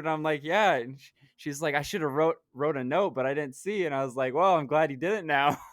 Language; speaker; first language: English; native; English